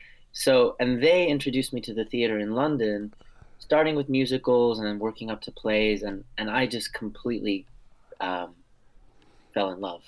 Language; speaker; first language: English; early bilingual, other home language; Armenian